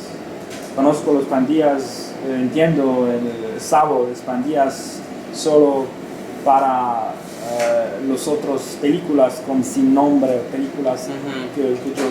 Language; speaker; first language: Spanish; non-native, learner; Romanian